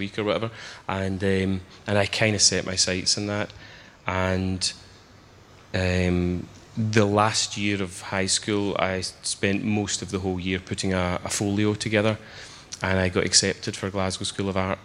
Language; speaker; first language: English; native; English